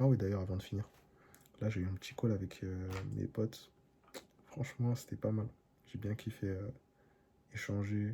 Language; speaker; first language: French; native; French